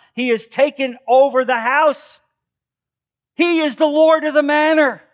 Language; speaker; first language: English; native; English